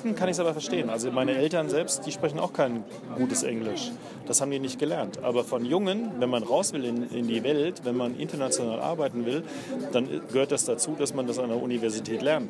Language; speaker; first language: German; native; German